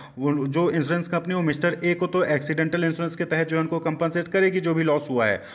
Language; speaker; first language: Hindi; native; Hindi